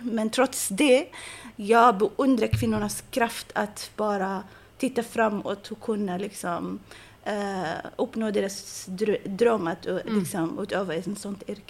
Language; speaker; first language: Swedish; non-native, fluent; Arabic